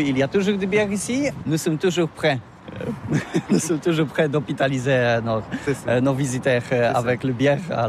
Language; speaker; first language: French; non-native, learner; Polish